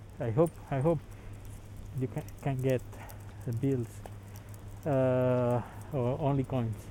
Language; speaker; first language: English; non-native, learner; Spanish